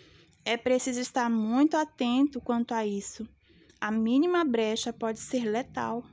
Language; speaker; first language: Portuguese; native; Portuguese